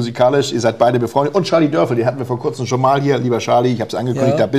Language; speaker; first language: German; native; German